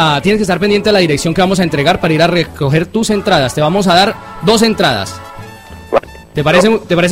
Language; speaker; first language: Spanish; native; Spanish